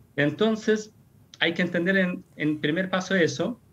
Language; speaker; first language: Spanish; non-native, fluent; Persian